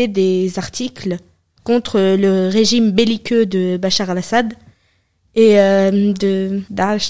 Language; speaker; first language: French; early bilingual, other home language; Arabic